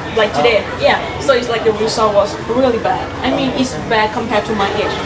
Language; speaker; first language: English; non-native, learner; Thai